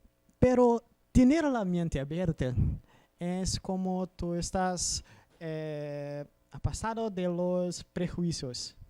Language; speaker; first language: Spanish; non-native, learner; Portuguese